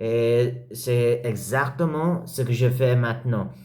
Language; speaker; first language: French; non-native, learner; English